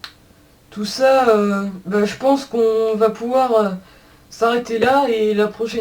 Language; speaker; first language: French; native; French